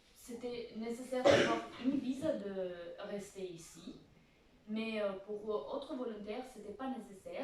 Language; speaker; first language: French; non-native, fluent; Albanian